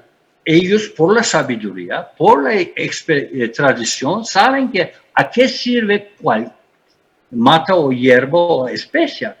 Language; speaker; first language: Spanish; non-native, fluent; Turkish